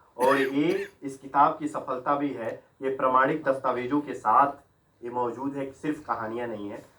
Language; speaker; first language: Hindi; native; Hindi